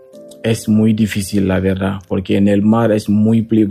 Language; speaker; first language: Spanish; non-native, learner; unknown